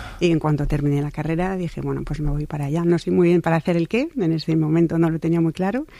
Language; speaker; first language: Spanish; non-native, fluent; French